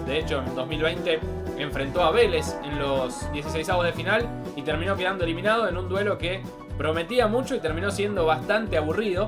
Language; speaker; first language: Spanish; native; Spanish